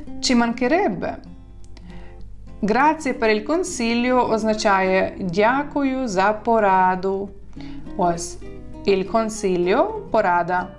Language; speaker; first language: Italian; non-native, fluent; Ukrainian